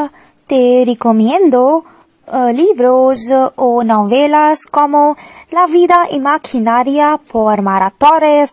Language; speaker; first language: Spanish; non-native, learner; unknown